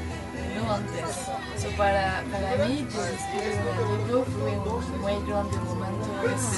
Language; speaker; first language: Spanish; non-native, learner; French